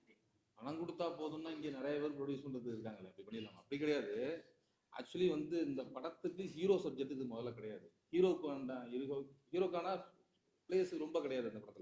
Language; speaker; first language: Tamil; native; Tamil